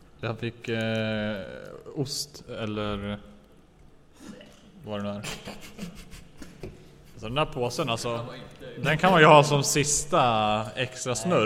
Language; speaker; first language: Swedish; native; Swedish